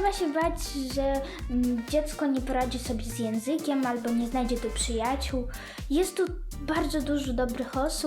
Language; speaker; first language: Polish; early bilingual, other home language; Ukrainian